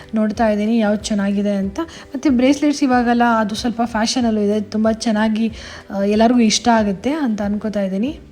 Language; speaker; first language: Kannada; non-native, local second language; Konkani